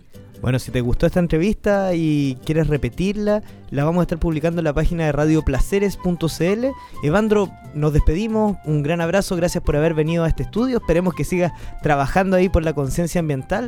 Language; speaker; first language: Spanish; native; Spanish